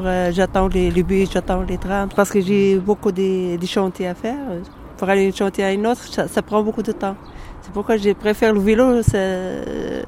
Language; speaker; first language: French; non-native, fluent; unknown